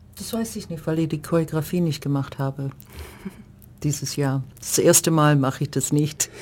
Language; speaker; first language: German; non-native, fluent; English